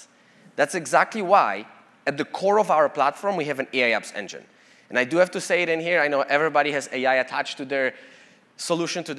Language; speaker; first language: English; non-native, fluent; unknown